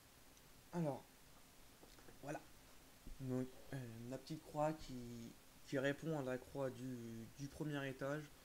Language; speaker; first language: French; native; French